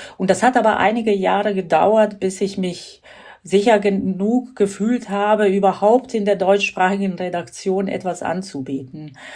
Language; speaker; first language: German; non-native, fluent; Croatian